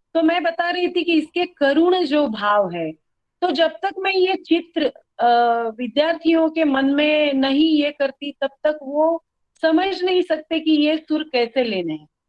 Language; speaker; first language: Hindi; non-native, local second language; Marathi